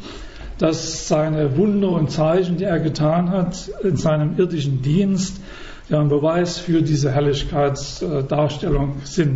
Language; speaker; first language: German; native; German